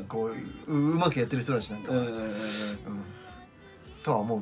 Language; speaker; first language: Japanese; native; Japanese